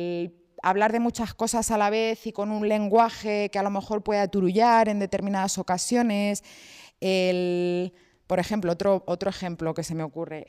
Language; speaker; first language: Spanish; native; Spanish